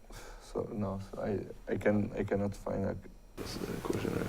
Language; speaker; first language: English; non-native, fluent; Arabic